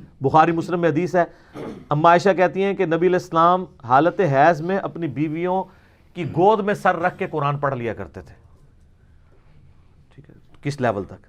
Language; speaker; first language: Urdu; non-native, local second language; Punjabi